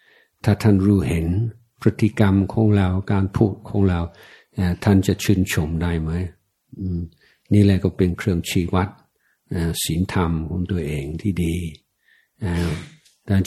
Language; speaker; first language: Thai; non-native, fluent; English